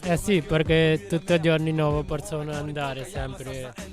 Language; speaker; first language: Italian; non-native, learner; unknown